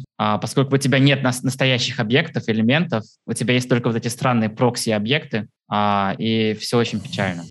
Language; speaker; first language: Russian; early bilingual, heritage; Russian